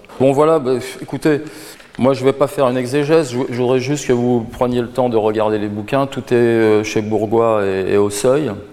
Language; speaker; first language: French; native; French